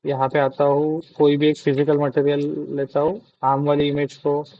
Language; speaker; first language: Hindi; non-native, local second language; Marathi